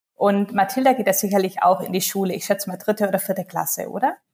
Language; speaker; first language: German; native; German